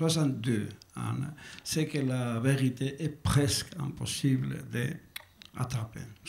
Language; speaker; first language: French; non-native, learner; Basque